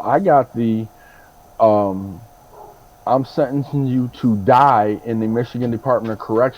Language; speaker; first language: English; native; English